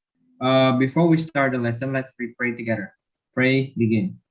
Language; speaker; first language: English; non-native, learner; Indonesian